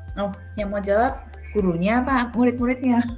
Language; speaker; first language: Indonesian; native; Indonesian